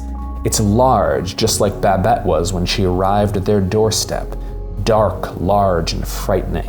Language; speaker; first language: English; native; English